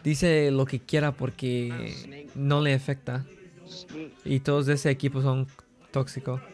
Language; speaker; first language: Spanish; early bilingual, heritage; Spanish